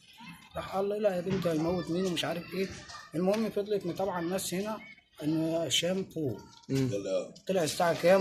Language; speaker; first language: Arabic; native; Arabic